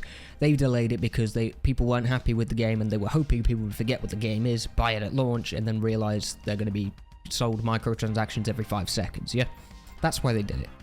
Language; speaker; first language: English; native; English